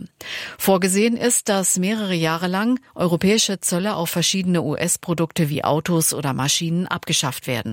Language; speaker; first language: German; native; German